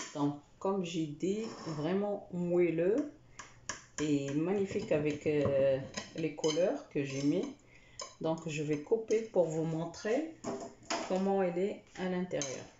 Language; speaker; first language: French; non-native, local second language; Arabic